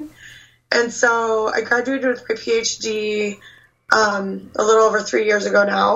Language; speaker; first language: English; native; English